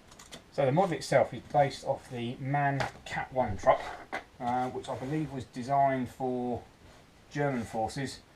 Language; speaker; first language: English; native; English